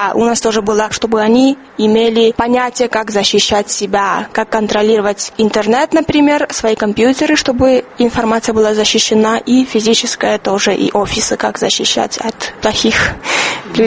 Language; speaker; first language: Russian; non-native, fluent; Georgian